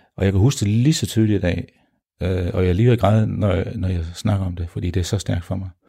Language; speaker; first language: Danish; early bilingual, heritage; Danish